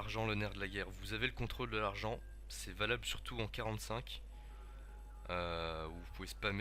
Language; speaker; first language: French; native; French